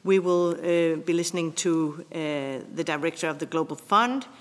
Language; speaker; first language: English; non-native, fluent; Danish